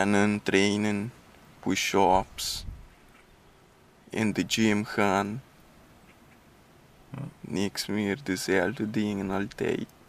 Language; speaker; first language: Dutch; non-native, learner; Papiamento